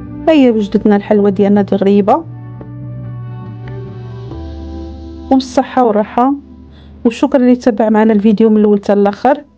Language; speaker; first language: Arabic; native; Arabic